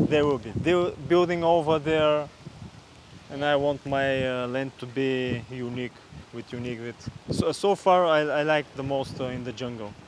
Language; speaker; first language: English; non-native, fluent; Bulgarian